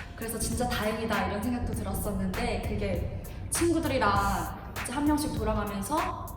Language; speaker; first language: Korean; native; Korean